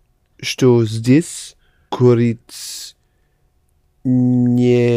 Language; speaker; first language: Russian; non-native, learner; English